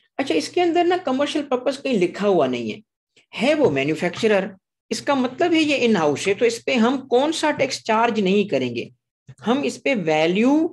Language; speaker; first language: Urdu; non-native, local second language; Sindhi